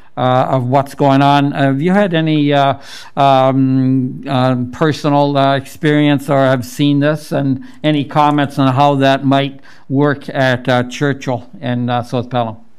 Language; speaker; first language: English; native; English